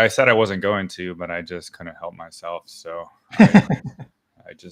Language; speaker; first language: English; native; English